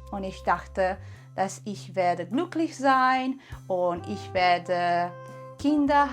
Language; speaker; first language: German; non-native, learner; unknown